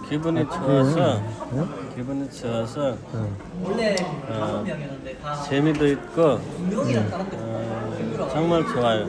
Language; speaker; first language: Korean; non-native, learner; Nepali